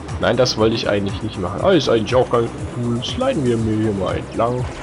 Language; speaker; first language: German; native; German